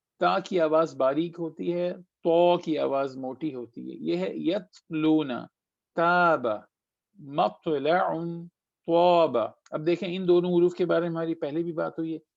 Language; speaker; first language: Urdu; native; Urdu